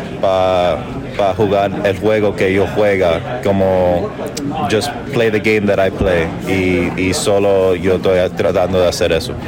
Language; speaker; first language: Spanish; early bilingual, heritage; English